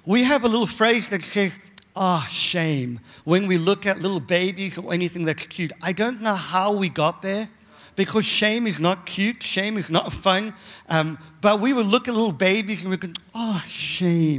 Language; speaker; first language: English; native; English